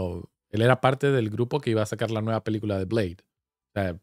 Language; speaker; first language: Spanish; native; Spanish